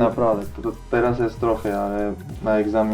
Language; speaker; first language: Polish; non-native, learner; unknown